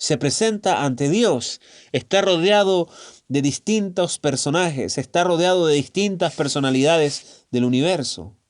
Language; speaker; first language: Spanish; native; Spanish